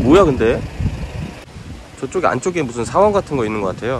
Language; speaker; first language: Korean; native; Korean